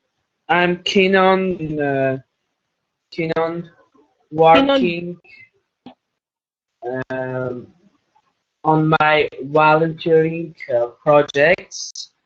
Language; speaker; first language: English; non-native, learner; Armenian